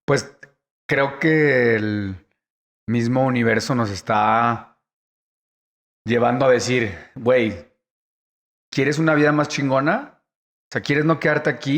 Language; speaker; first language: Spanish; native; Spanish